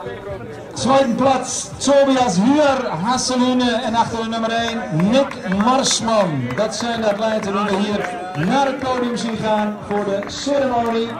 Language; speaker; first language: Dutch; native; Dutch